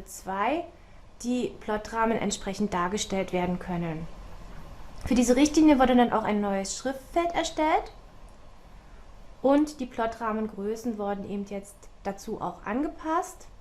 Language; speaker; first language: German; native; German